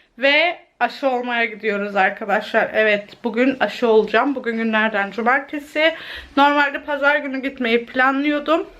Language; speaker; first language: Turkish; early bilingual, heritage; Turkish